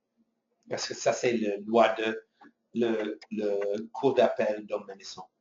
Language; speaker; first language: French; non-native, fluent; English